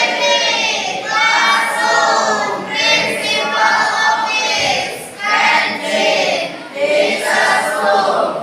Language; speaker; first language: English; non-native, learner; Indonesian